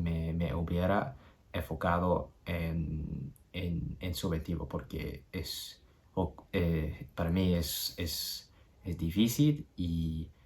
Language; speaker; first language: Spanish; non-native, learner; English